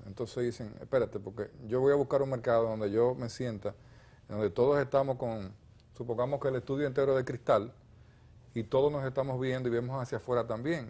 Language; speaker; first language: Spanish; native; Spanish